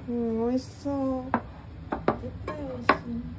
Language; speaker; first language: Japanese; native; Japanese